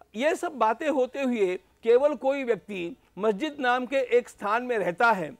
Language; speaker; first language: Hindi; non-native, local second language; Marathi